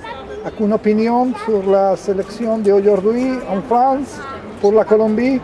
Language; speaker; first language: French; non-native, learner; Spanish